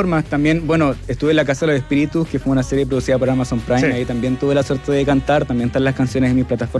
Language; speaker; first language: Spanish; native; Spanish